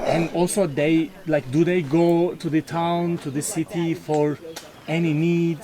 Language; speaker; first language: English; non-native, fluent; Turkish